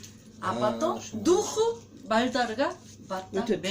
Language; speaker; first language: Russian; non-native, learner; Korean